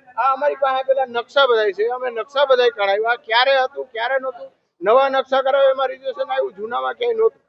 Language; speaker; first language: Gujarati; native; Gujarati